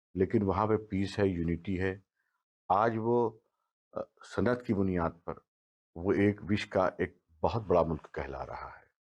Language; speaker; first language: Urdu; native; Urdu